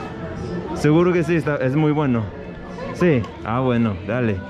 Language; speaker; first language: Spanish; non-native, learner; English